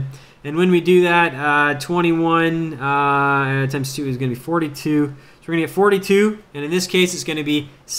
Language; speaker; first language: English; native; English